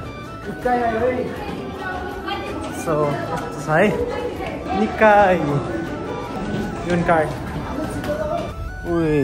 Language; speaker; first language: Japanese; non-native, learner; Nepali